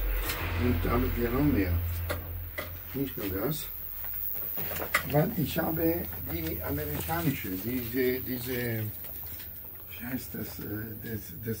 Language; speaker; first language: German; non-native, learner; Italian